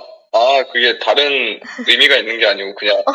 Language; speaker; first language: Korean; non-native, learner; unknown